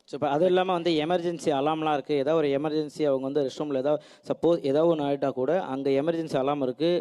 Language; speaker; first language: Tamil; native; Tamil